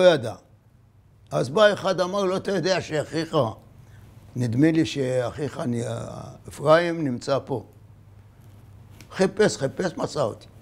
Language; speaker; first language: Hebrew; non-native, fluent; Arabic